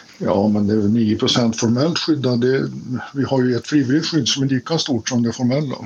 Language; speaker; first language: Swedish; native; Swedish